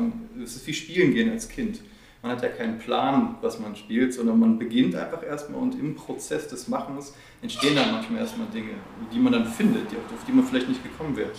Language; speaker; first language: German; native; German